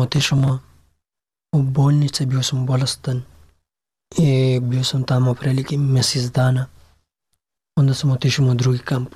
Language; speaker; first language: Serbian; non-native, learner; Pashto